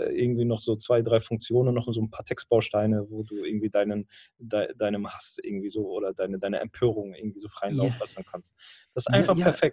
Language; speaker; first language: German; native; German